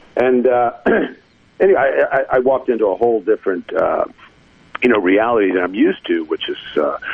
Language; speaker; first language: English; native; English